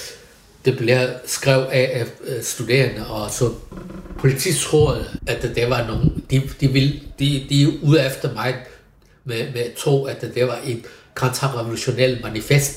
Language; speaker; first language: Danish; non-native, learner; Chinese